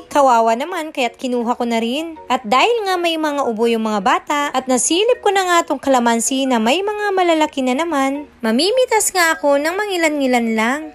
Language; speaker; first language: Filipino; non-native, local second language; Iloko